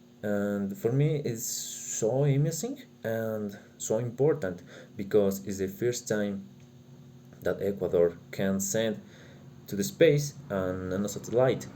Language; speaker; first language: English; non-native, learner; Spanish